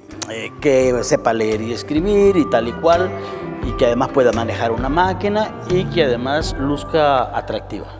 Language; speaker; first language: Spanish; native; Spanish